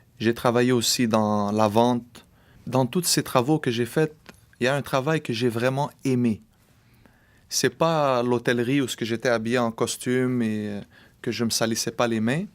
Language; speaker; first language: French; early bilingual, other home language; Arabic